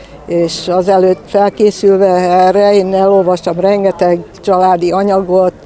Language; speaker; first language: Hungarian; early bilingual, heritage; Hungarian